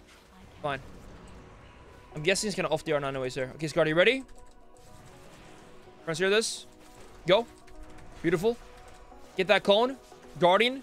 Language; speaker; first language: English; non-native, fluent; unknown